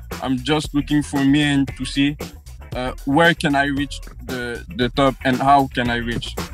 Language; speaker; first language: English; non-native, fluent; French